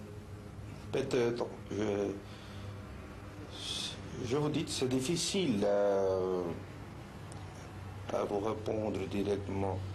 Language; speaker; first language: French; non-native, fluent; Spanish